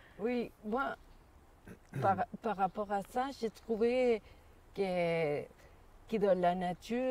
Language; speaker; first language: French; non-native, fluent; Spanish